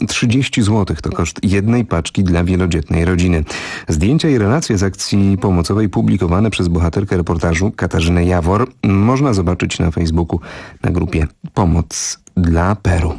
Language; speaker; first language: Polish; native; Polish